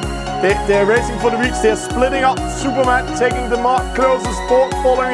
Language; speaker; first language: English; non-native, fluent; Danish